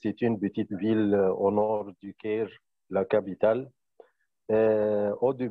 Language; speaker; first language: French; non-native, fluent; Arabic